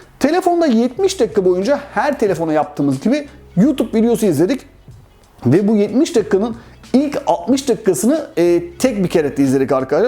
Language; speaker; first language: Turkish; native; Turkish